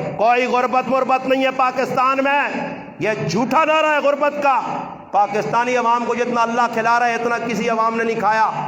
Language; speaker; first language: Urdu; non-native, local second language; Punjabi